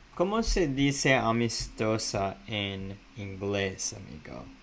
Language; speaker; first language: Spanish; non-native, learner; English